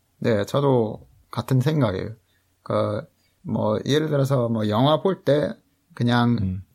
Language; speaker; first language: Korean; non-native, fluent; English